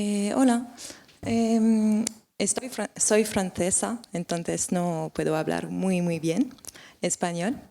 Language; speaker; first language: Spanish; non-native, learner; French